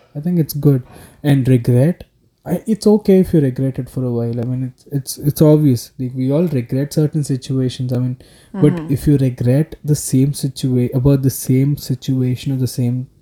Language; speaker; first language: English; non-native, local second language; Telugu